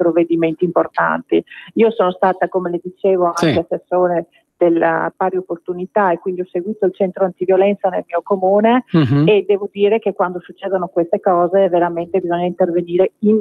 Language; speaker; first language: Italian; native; Italian